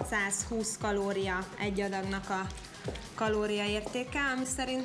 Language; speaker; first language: Hungarian; native; Hungarian